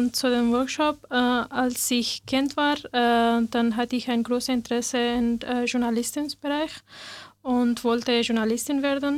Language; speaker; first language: German; non-native, learner; Persian